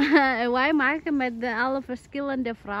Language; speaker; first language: Dutch; non-native, learner; Indonesian